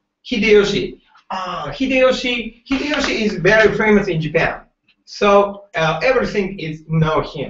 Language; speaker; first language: English; non-native, learner; Japanese